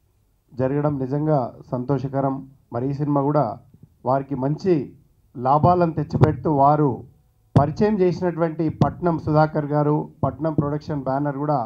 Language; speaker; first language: Telugu; native; Telugu